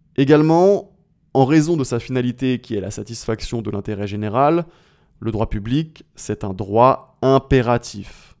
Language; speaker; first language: French; native; French